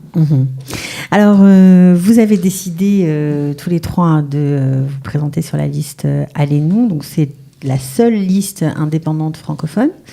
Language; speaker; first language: French; native; French